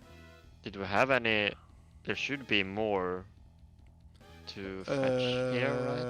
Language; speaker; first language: English; non-native, fluent; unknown